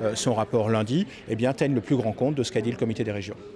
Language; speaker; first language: French; native; French